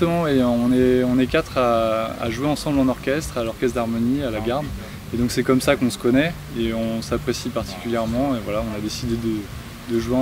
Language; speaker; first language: French; native; French